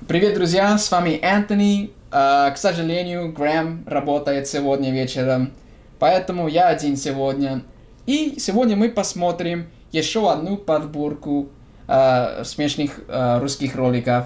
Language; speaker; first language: Russian; non-native, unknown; English